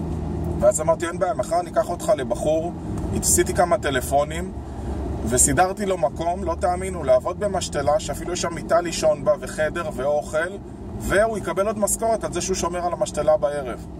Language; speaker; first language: Hebrew; native; Hebrew